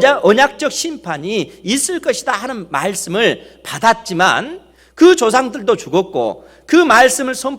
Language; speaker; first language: Korean; native; Korean